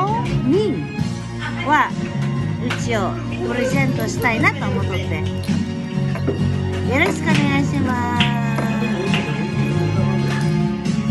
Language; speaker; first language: Japanese; non-native, fluent; Filipino